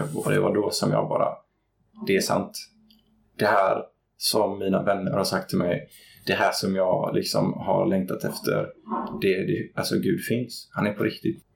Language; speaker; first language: Swedish; native; Swedish